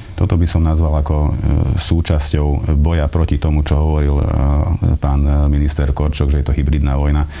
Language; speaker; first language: Slovak; non-native, local second language; Hungarian